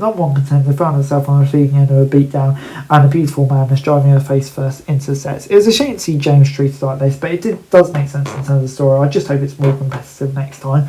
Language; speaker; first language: English; native; English